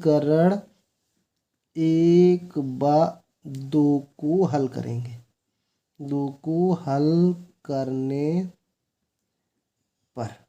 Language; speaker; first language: Hindi; native; Hindi